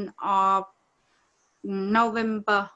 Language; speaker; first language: English; non-native, learner; Vietnamese